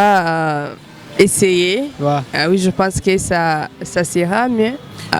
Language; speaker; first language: French; non-native, local second language; Rundi